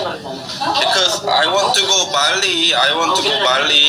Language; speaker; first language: English; non-native, learner; Korean